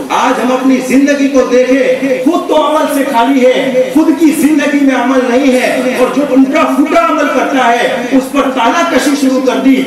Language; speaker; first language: Hindi; non-native, local second language; Gujarati